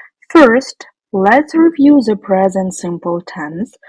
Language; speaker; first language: English; non-native, fluent; Ukrainian